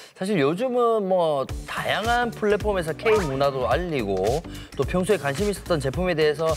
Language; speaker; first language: Korean; native; Korean